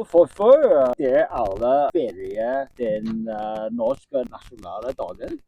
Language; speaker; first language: Norwegian; non-native, learner; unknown